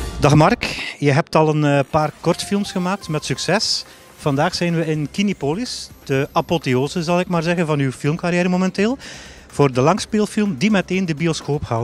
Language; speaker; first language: Dutch; native; Dutch